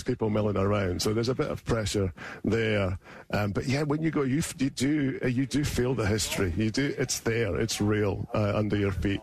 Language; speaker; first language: English; native; English